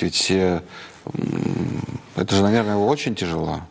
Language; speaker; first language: Russian; native; Russian